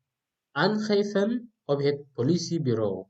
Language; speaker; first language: Dutch; non-native, fluent; Tigrinya